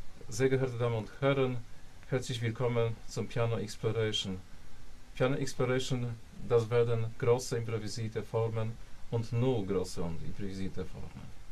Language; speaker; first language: German; non-native, fluent; Polish